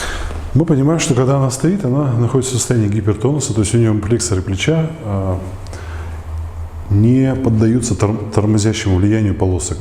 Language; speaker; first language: Russian; native; Russian